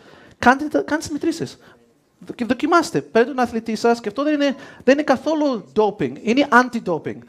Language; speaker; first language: Greek; early bilingual, heritage; Greek